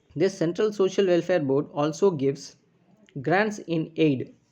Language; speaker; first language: English; non-native, local second language; Tamil